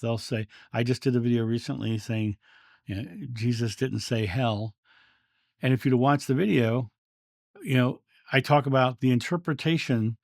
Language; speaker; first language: English; native; English